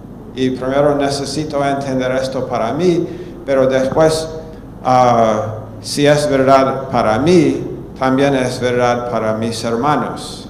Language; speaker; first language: Spanish; non-native, fluent; English